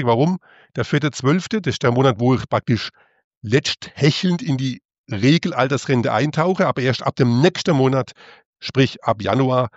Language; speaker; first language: German; native; German